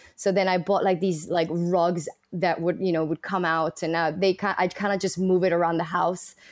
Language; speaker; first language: English; early bilingual, other home language; Spanish